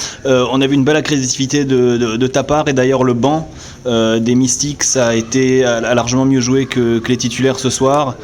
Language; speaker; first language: French; native; French